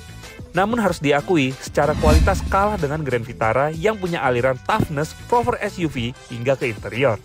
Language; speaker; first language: Indonesian; native; Indonesian